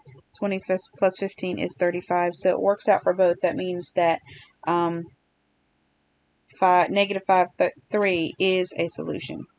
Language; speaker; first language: English; native; English